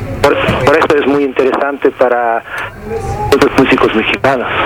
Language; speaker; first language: Spanish; non-native, fluent; Russian